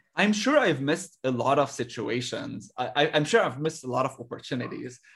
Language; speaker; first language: English; non-native, fluent; Arabic